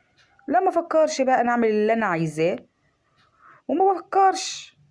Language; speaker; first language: Arabic; native; Arabic